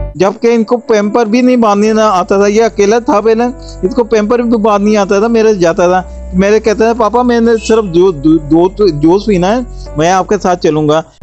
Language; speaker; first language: Urdu; non-native, local second language; Punjabi